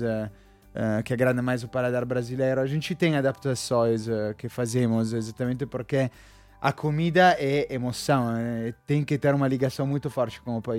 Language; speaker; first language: Portuguese; non-native, fluent; Italian